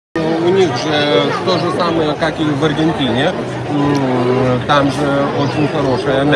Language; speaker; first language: Russian; non-native, local second language; Lithuanian